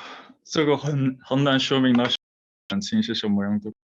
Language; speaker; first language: Chinese; non-native, fluent; Korean